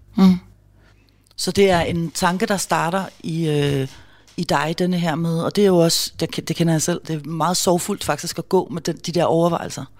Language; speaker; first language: Danish; native; Danish